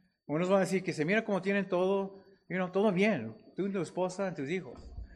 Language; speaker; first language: Spanish; non-native, fluent; English